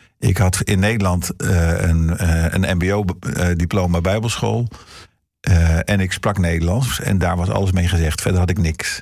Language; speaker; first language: Dutch; early bilingual, heritage; Dutch